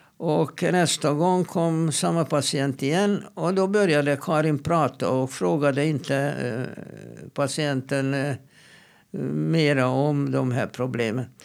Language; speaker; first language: Swedish; non-native, fluent; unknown